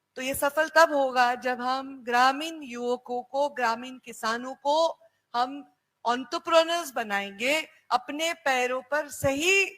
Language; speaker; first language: Hindi; non-native, local second language; Marathi